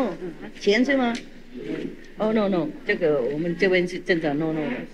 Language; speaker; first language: Chinese; non-native, fluent; Vietnamese